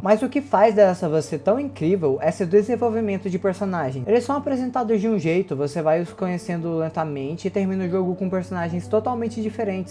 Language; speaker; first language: Portuguese; native; Portuguese